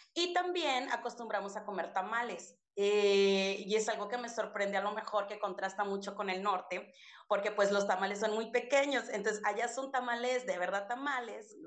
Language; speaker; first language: Spanish; native; Spanish